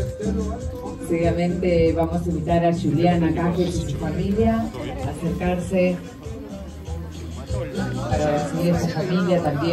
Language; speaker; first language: Spanish; native; Spanish